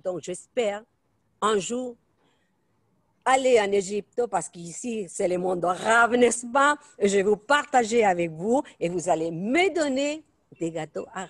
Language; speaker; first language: French; non-native, fluent; Spanish